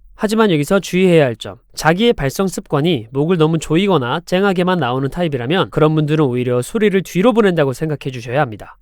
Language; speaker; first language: Korean; native; Korean